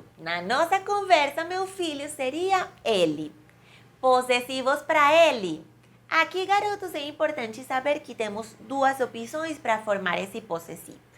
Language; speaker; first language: Portuguese; non-native, fluent; Spanish